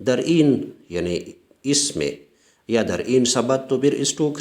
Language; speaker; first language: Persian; non-native, fluent; Urdu